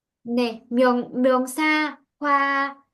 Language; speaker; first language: Korean; non-native, learner; Vietnamese